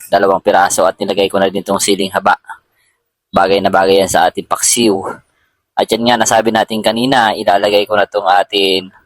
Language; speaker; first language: Filipino; non-native, local second language; Bikol